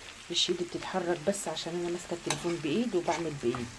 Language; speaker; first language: Arabic; native; Arabic